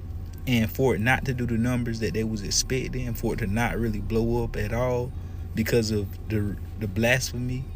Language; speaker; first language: English; native; English